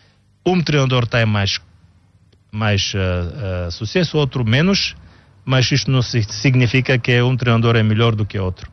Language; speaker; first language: Portuguese; non-native, fluent; Bulgarian